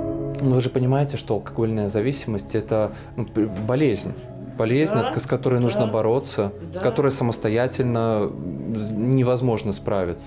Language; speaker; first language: Russian; native; Russian